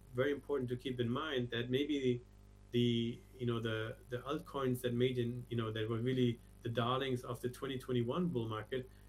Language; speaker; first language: English; non-native, fluent; German